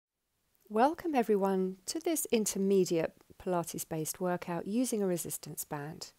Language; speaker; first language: English; native; English